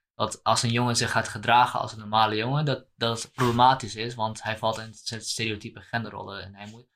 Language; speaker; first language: Dutch; native; Dutch